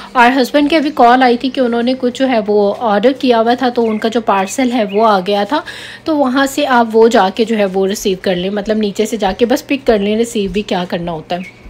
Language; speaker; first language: Urdu; native; Urdu